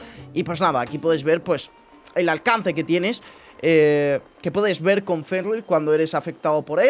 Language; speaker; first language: Spanish; native; Spanish